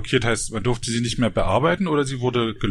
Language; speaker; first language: German; native; German